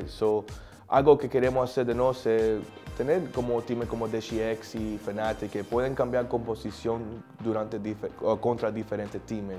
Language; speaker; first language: Spanish; early bilingual, heritage; English